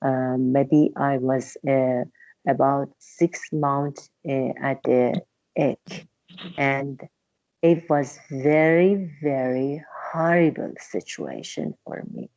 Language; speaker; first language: English; non-native, learner; Persian